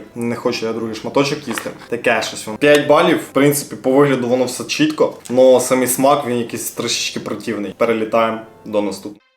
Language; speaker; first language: Ukrainian; non-native, local second language; Russian